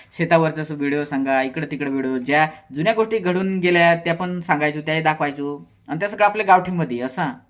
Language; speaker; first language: Marathi; non-native, local second language; Kukna